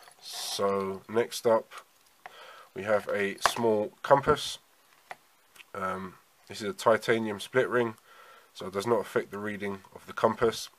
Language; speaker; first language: English; native; English